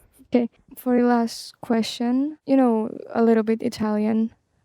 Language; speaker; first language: English; non-native, fluent; Estonian